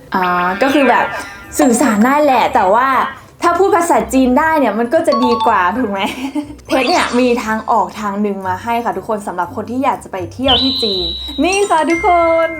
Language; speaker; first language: Thai; native; Thai